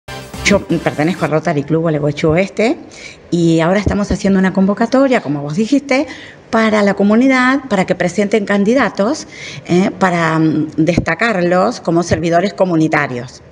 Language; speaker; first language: Spanish; native; Spanish